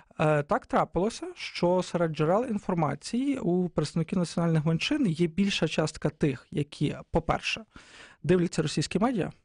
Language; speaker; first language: Ukrainian; native; Ukrainian